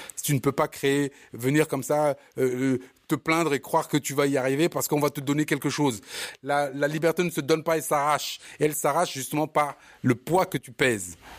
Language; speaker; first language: French; early bilingual, other home language; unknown